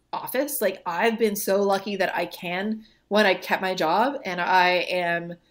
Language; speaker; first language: English; native; English